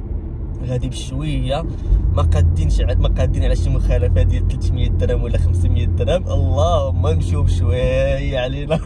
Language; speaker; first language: Arabic; native; Arabic